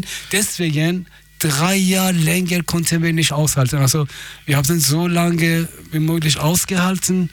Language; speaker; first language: German; non-native, fluent; Persian